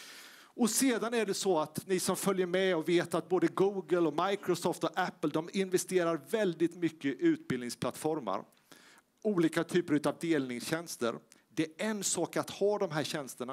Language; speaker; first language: Swedish; native; Swedish